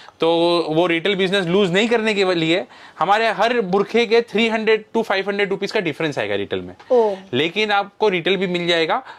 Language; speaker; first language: Hindi; non-native, local second language; Marwari